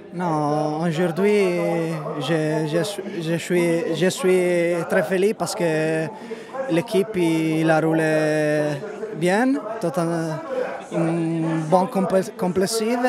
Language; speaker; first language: French; non-native, learner; Italian